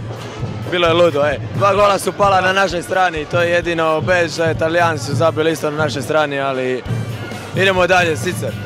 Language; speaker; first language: Croatian; native; Croatian